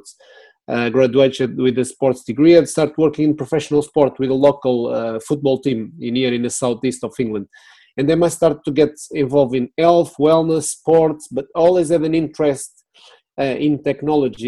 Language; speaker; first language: English; non-native, fluent; Portuguese